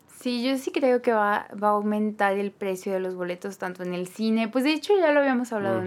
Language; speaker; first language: Spanish; native; Spanish